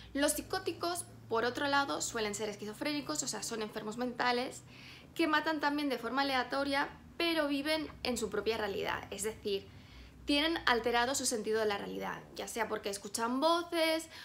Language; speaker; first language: Spanish; native; Spanish